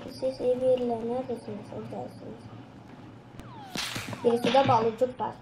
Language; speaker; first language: Turkish; early bilingual, heritage; Turkish